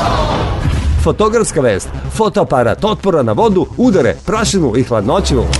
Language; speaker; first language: Serbian; native; Serbian